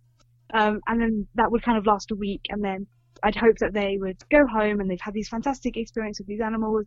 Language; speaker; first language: English; native; English